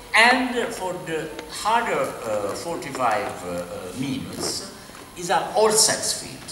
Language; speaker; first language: English; non-native, learner; Italian